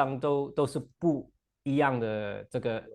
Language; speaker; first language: Chinese; non-native, fluent; English